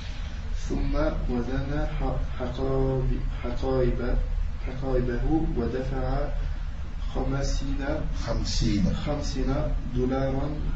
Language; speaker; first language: Arabic; non-native, learner; French